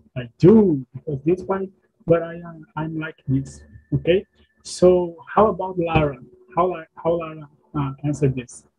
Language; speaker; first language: English; non-native, learner; Portuguese